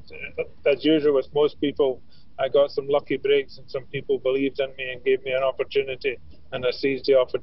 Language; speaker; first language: English; native; English